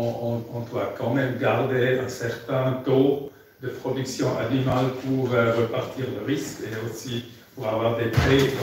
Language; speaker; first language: French; non-native, fluent; German